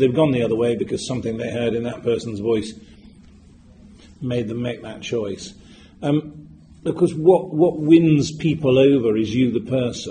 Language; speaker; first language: English; native; English